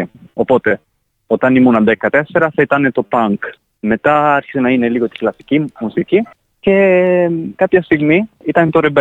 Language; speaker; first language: Greek; non-native, fluent; Italian